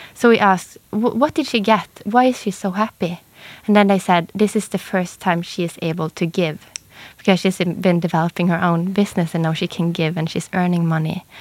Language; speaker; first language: English; non-native, fluent; Norwegian